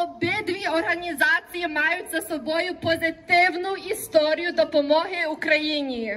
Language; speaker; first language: Ukrainian; early bilingual, heritage; Ukrainian